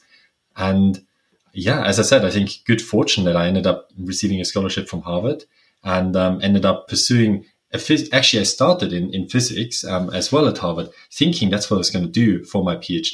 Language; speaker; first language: English; non-native, fluent; German